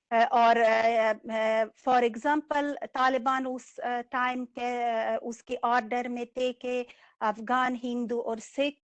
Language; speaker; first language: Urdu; non-native, fluent; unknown